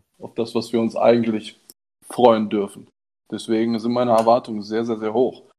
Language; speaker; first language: German; native; German